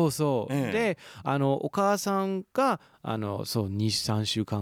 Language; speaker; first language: Japanese; non-native, fluent; English